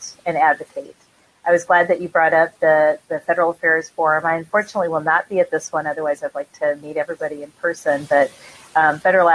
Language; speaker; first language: English; native; English